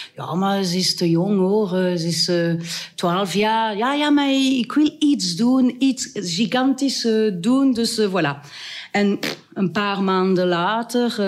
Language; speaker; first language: Dutch; non-native, local second language; French